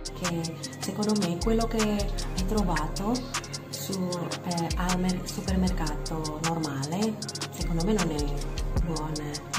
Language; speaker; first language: Italian; non-native, learner; Indonesian